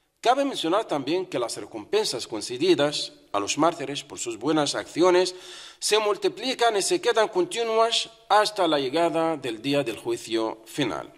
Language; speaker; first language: Spanish; non-native, fluent; Arabic